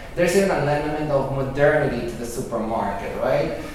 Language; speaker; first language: English; early bilingual, other home language; Spanish